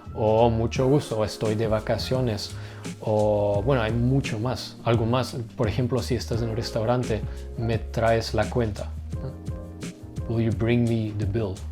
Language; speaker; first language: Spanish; non-native, fluent; Dutch